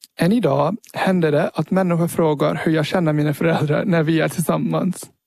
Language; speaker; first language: Swedish; early bilingual, heritage; Swedish